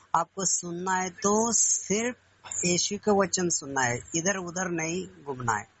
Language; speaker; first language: Hindi; non-native, local second language; Kannada